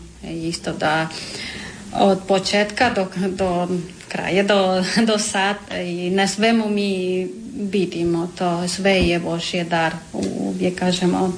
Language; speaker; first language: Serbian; non-native, learner; Spanish